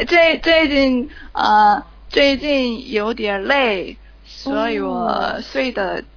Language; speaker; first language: Chinese; non-native, learner; Korean